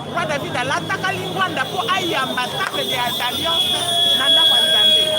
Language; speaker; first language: Lingala; non-native, local second language; Luba-Lulua